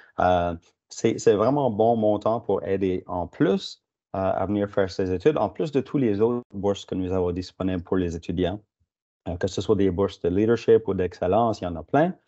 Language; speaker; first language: French; native; French